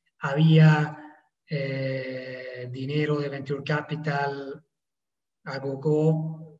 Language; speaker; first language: Spanish; non-native, fluent; Italian